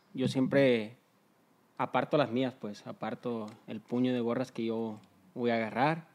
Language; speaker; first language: Spanish; early bilingual, heritage; Spanish